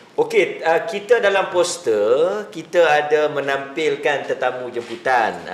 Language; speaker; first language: Malay; native; Malay